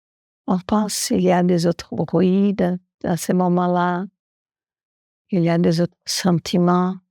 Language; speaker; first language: French; non-native, fluent; Portuguese